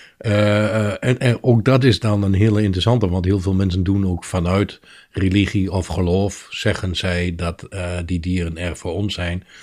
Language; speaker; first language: Dutch; native; Dutch